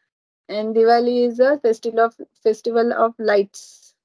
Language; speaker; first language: English; non-native, learner; Marathi